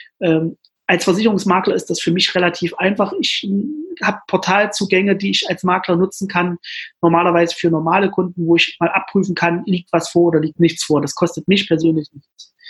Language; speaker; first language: German; native; German